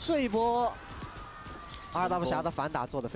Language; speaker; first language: Chinese; native; Chinese